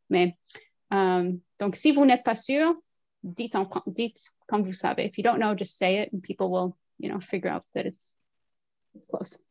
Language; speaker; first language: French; non-native, fluent; English